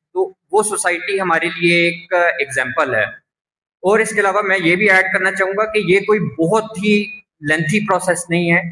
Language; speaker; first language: Urdu; non-native, local second language; Punjabi